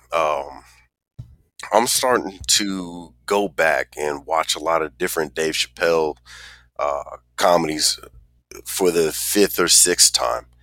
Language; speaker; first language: English; native; English